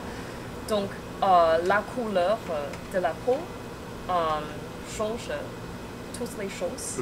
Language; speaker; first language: French; non-native, fluent; Chinese